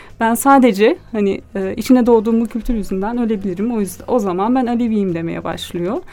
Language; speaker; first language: Turkish; native; Turkish